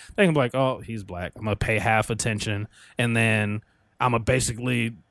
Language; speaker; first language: English; native; English